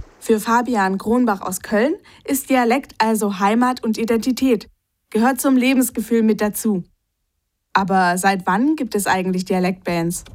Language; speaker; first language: German; native; German